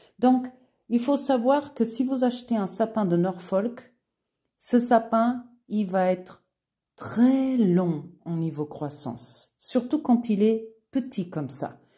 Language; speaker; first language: French; non-native, fluent; Portuguese